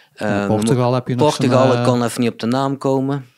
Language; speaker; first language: Dutch; native; Dutch